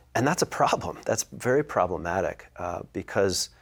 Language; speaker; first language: English; native; English